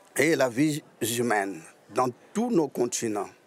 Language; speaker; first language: French; non-native, local second language; Lingala